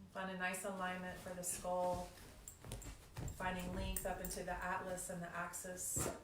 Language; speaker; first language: English; native; English